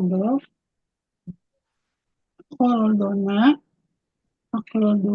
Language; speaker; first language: Arabic; non-native, learner; Indonesian